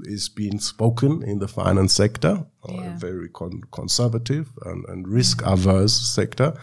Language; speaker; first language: English; non-native, fluent; German